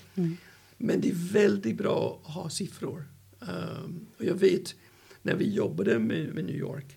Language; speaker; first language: Swedish; non-native, fluent; English